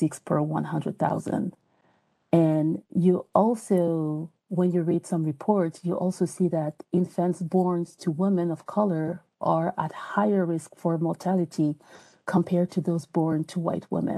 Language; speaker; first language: English; non-native, fluent; French